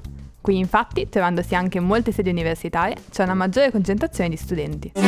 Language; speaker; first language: Italian; native; Italian